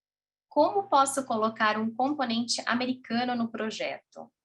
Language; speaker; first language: Portuguese; native; Portuguese